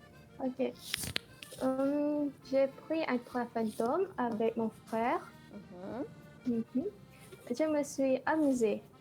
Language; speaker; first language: French; non-native, learner; Malay